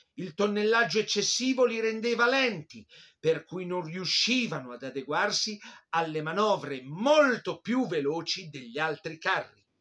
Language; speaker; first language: Italian; native; Italian